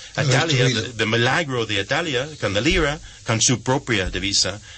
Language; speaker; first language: Spanish; non-native, fluent; English